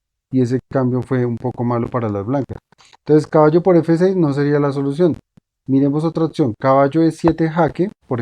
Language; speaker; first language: Spanish; native; Spanish